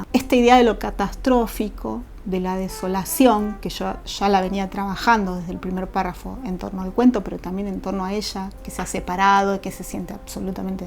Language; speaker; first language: Spanish; native; Spanish